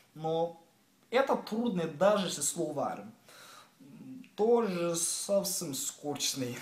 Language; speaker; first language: Russian; non-native, learner; English